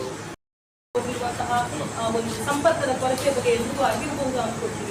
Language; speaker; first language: Kannada; native; Kannada